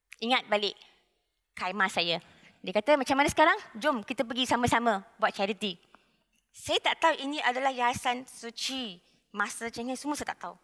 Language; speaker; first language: Malay; non-native, local second language; Tamil